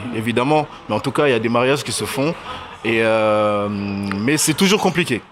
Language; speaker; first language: French; early bilingual, other home language; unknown